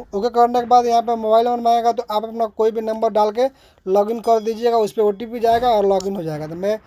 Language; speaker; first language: Hindi; native; Hindi